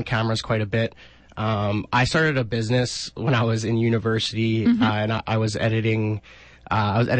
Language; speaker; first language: English; native; English